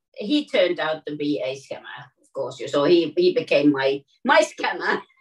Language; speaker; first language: English; non-native, fluent; Finnish